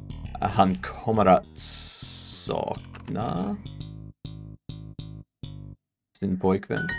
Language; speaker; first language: Swedish; non-native, learner; English